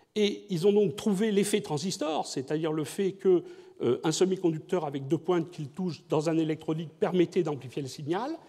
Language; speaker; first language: French; native; French